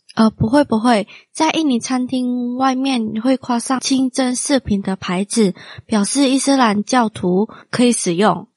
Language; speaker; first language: Chinese; non-native, fluent; Min Nan Chinese